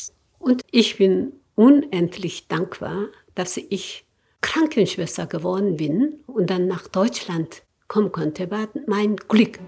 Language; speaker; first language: German; non-native, learner; Korean